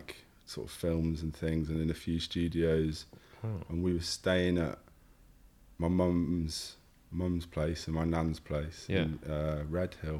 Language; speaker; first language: English; native; English